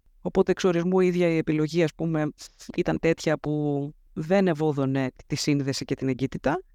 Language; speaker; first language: Greek; native; Greek